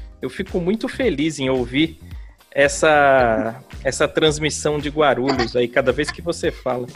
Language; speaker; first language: Portuguese; native; Portuguese